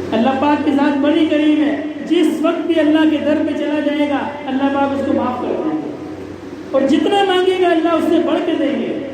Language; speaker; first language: Urdu; non-native, local second language; Punjabi